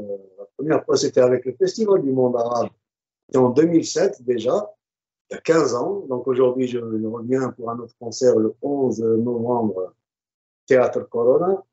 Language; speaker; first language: French; non-native, local second language; Arabic